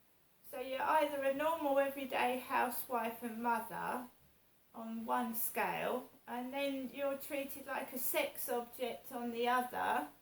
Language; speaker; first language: English; native; English